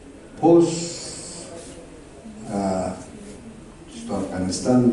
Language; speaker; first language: Greek; non-native, fluent; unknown